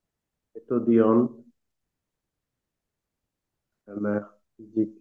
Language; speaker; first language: French; non-native, learner; Bangla